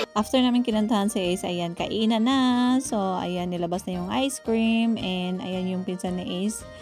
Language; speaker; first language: Filipino; non-native, local second language; Cebuano